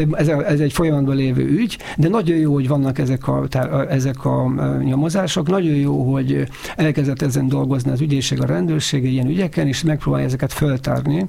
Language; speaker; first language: Hungarian; native; Hungarian